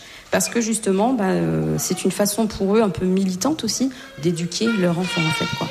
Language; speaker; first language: French; native; French